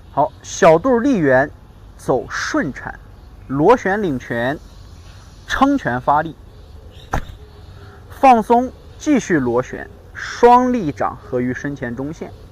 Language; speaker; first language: Chinese; native; Chinese